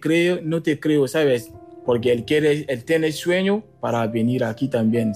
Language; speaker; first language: Spanish; non-native, learner; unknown